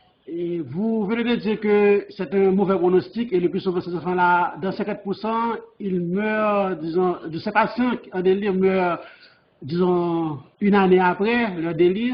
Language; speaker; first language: French; non-native, local second language; Haitian Creole